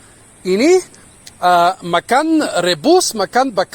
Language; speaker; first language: Indonesian; non-native, learner; English